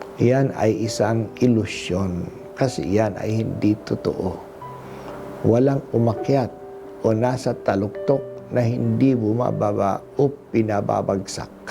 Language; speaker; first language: Filipino; non-native, local second language; Hiligaynon